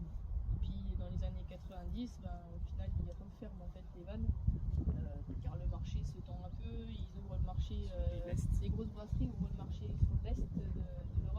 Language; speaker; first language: French; native; French